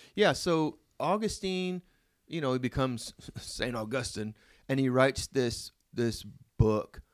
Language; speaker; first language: English; native; English